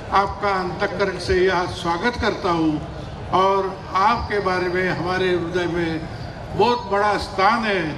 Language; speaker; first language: Hindi; non-native, local second language; Marathi